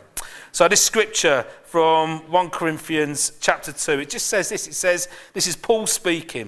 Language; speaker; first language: English; native; English